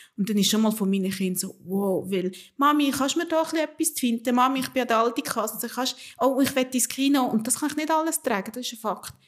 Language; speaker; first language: German; early bilingual, other home language; Spanish